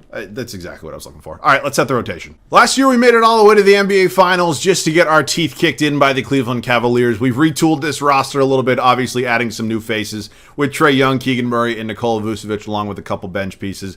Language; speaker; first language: English; native; English